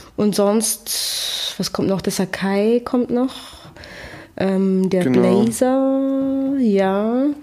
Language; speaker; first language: German; native; German